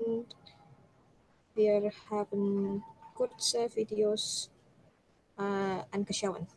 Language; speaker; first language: German; non-native, learner; Indonesian